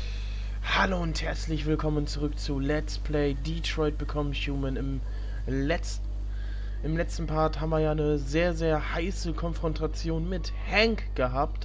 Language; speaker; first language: German; native; German